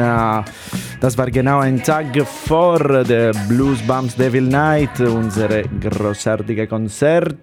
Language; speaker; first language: German; non-native, learner; Italian